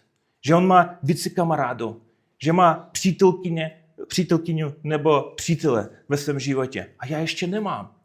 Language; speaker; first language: Czech; non-native, fluent; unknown